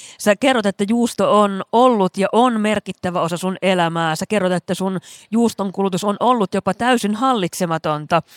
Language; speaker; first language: Finnish; native; Finnish